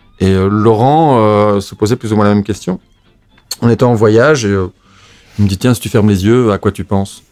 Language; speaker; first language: French; native; French